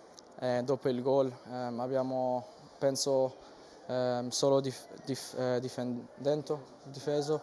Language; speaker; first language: Italian; non-native, fluent; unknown